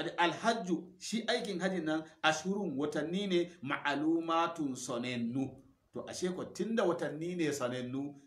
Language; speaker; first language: Hausa; non-native, local second language; Fula